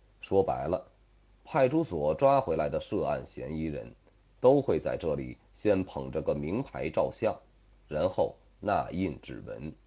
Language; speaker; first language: Chinese; native; Chinese